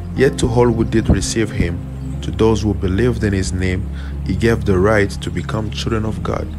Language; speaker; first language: English; non-native, fluent; French